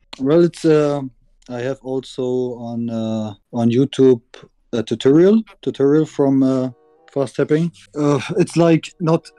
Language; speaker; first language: English; non-native, fluent; German